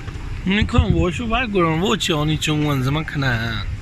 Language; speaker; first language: Chinese; non-native, fluent; Punjabi